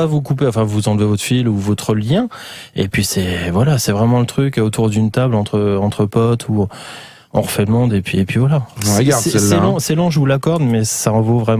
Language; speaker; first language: French; native; French